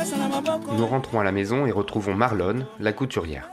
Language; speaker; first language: French; native; French